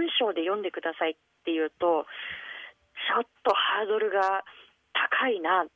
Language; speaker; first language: Japanese; native; Japanese